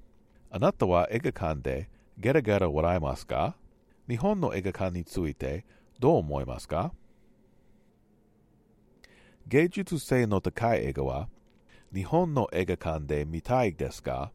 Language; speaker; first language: Japanese; non-native, learner; English